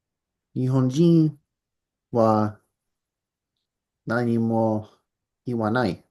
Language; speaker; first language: Japanese; non-native, learner; English